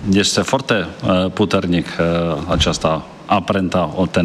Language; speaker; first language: Romanian; non-native, fluent; Czech